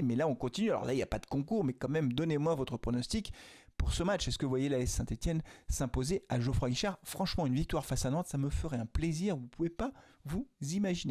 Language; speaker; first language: French; native; French